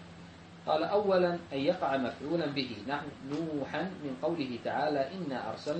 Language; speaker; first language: Arabic; native; Arabic